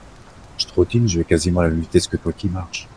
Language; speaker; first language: French; native; French